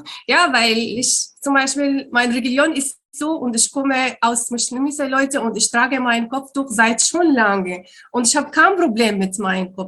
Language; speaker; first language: German; non-native, learner; Arabic